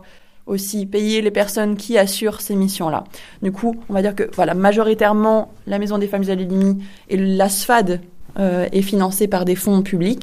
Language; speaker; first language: French; native; French